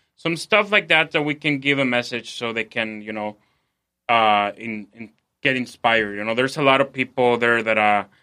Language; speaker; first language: English; non-native, fluent; Spanish